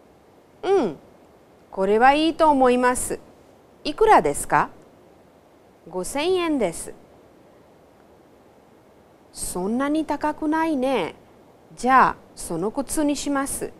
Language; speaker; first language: Japanese; non-native, fluent; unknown